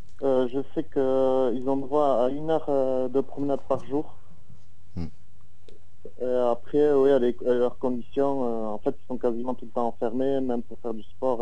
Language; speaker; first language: French; native; French